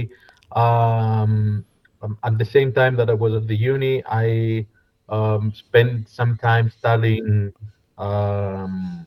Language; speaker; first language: English; non-native, fluent; Greek